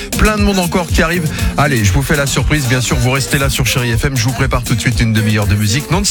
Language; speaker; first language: French; native; French